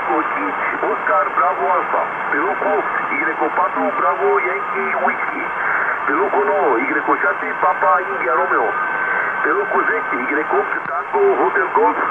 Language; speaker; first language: Romanian; native; Romanian